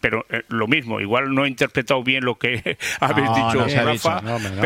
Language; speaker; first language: Spanish; native; Spanish